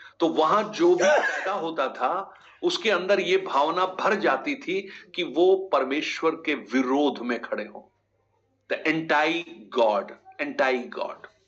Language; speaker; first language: Hindi; native; Hindi